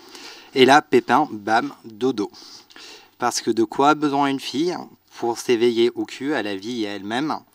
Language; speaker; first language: French; native; French